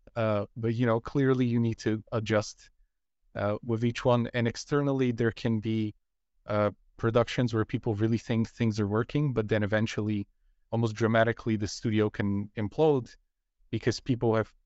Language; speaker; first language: English; non-native, fluent; Bulgarian